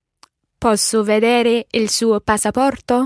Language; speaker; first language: Italian; non-native, learner; English